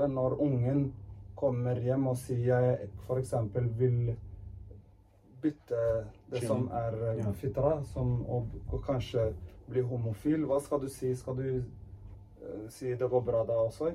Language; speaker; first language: Norwegian; early bilingual, other home language; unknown